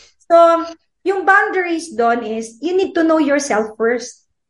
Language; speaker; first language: English; non-native, local second language; Filipino